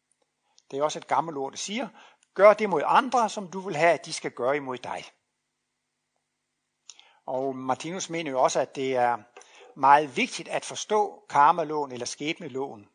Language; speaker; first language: Danish; native; Danish